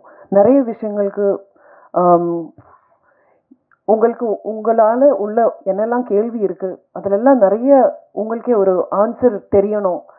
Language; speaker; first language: Tamil; non-native, fluent; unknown